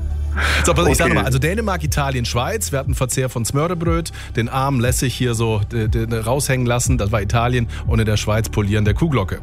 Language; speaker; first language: German; native; German